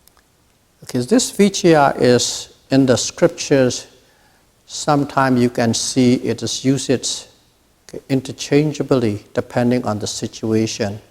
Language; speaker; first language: English; non-native, fluent; Burmese